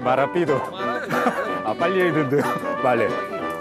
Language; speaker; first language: Spanish; non-native, learner; Korean